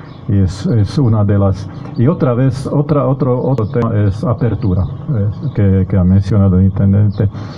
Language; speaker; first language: Spanish; non-native, fluent; Slovak